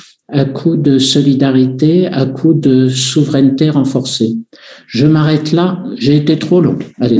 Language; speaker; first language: French; native; French